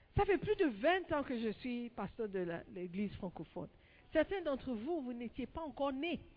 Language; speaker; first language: French; non-native, fluent; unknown